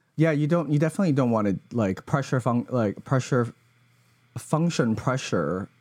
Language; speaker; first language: English; early bilingual, other home language; Cantonese